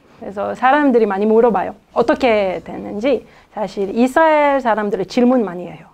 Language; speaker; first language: Korean; non-native, fluent; Hebrew